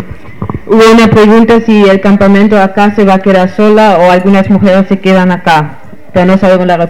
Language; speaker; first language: Spanish; non-native, fluent; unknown